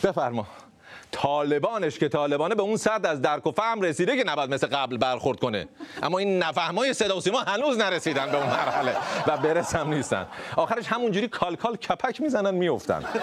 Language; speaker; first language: Persian; native; Persian